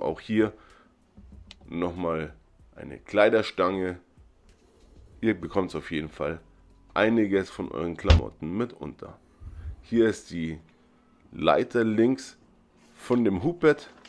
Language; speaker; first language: German; native; German